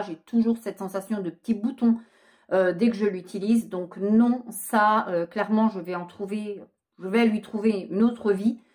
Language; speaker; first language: French; native; French